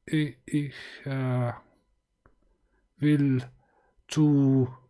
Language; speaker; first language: German; non-native, learner; Mongolian